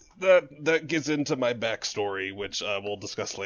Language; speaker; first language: English; native; English